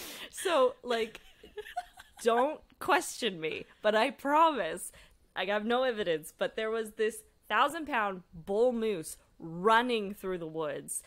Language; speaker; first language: English; native; English